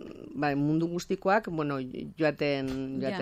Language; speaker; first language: Basque; non-native, local second language; Spanish